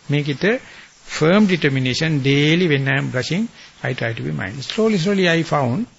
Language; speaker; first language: English; non-native, local second language; Sinhala